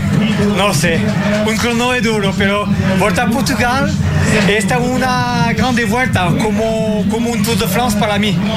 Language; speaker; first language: Portuguese; non-native, learner; French